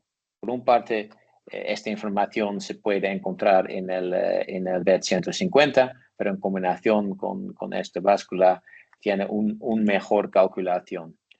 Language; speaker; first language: Spanish; non-native, learner; Dutch